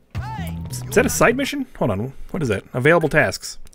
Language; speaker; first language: English; native; English